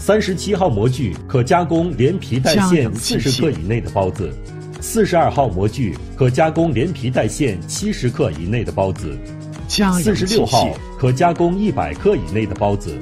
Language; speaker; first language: Chinese; native; Chinese